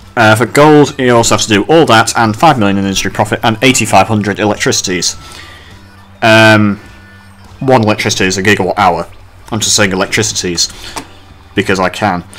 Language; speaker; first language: English; native; English